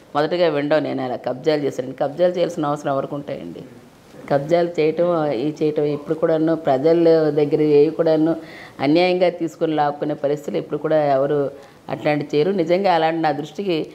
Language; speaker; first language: Telugu; native; Telugu